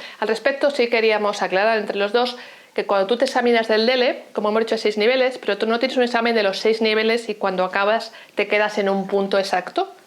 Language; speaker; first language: Spanish; native; Spanish